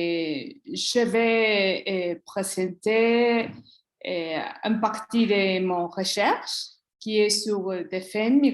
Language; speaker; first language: French; non-native, learner; Spanish